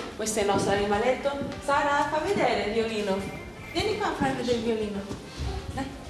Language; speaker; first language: Italian; non-native, fluent; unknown